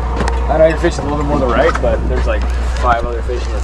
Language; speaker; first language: English; native; English